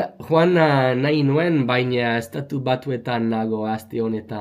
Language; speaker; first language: Basque; non-native, learner; English